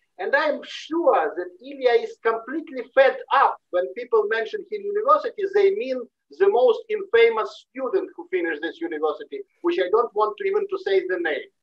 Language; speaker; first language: English; non-native, fluent; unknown